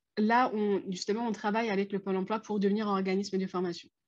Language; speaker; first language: French; native; French